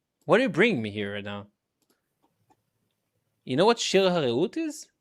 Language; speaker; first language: English; native; English